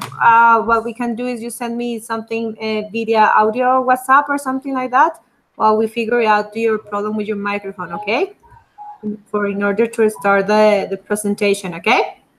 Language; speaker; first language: English; non-native, fluent; Spanish